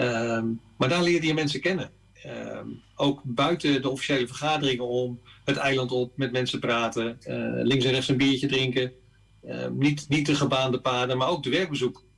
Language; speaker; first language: Dutch; native; Dutch